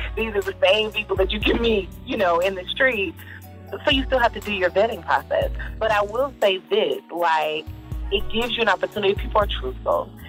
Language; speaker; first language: English; native; English